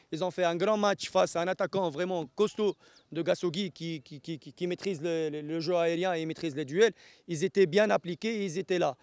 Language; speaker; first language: French; non-native, local second language; Arabic